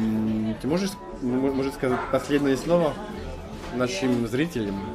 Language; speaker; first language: Russian; non-native, fluent; French